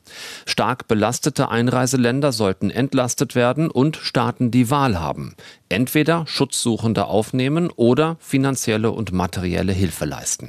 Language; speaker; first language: German; native; German